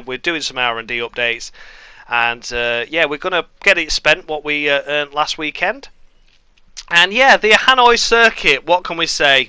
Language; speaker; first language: English; native; English